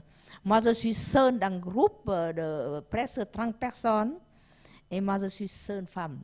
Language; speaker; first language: French; non-native, learner; Vietnamese